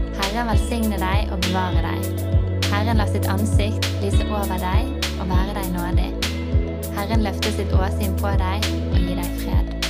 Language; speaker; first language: Norwegian; native; Norwegian